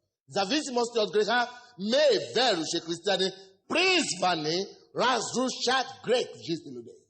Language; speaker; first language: Russian; non-native, fluent; Yoruba